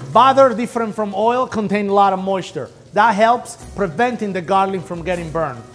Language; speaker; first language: English; non-native, fluent; Italian